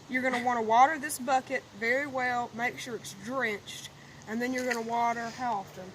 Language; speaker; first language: English; native; English